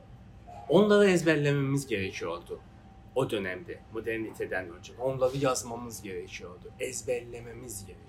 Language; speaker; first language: Turkish; non-native, fluent; Persian